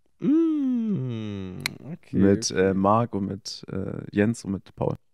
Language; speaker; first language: German; native; German